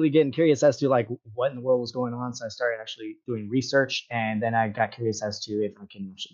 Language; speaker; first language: English; native; English